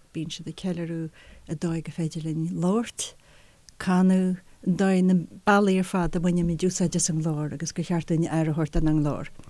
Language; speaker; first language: Irish; native; Irish